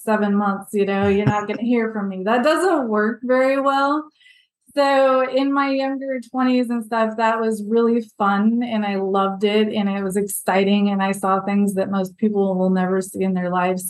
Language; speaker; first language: English; native; English